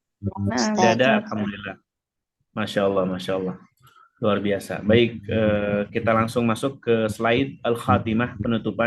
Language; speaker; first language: Indonesian; native; Indonesian